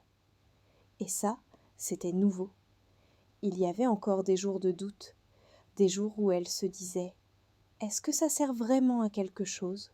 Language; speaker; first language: French; non-native, fluent; Hindi